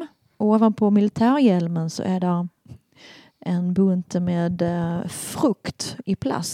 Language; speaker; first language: Swedish; native; Swedish